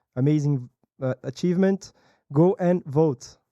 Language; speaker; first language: English; non-native, fluent; Portuguese